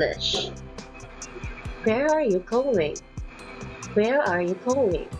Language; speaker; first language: English; non-native, local second language; Cebuano